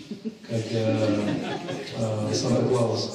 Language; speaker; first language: Russian; native; Russian